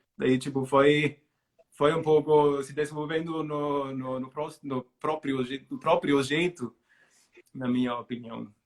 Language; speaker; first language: Portuguese; non-native, fluent; German